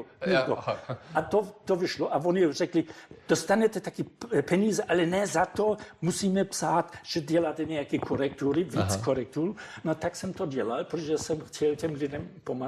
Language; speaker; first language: Czech; non-native, fluent; German